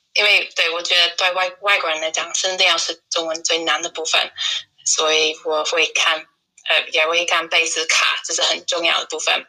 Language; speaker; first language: Chinese; non-native, fluent; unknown